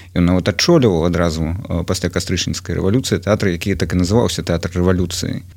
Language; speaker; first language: Belarusian; non-native, local second language; Russian